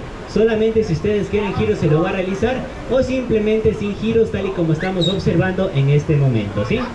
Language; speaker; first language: Spanish; native; Spanish